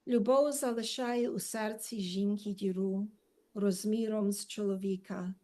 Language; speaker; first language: Ukrainian; early bilingual, heritage; Ukrainian